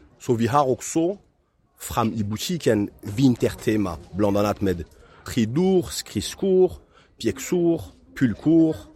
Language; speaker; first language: Swedish; non-native, fluent; French